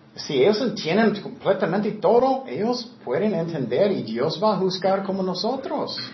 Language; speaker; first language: Spanish; non-native, fluent; English